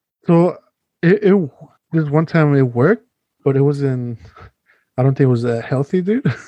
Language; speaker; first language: English; early bilingual, other home language; Spanish